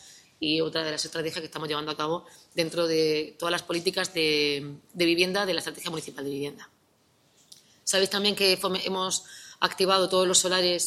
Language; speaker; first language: Spanish; native; Spanish